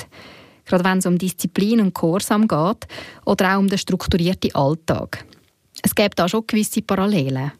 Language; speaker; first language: German; native; German